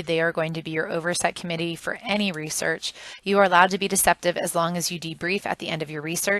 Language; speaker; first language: English; native; English